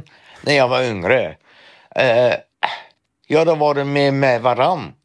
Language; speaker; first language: Swedish; non-native, fluent; Dutch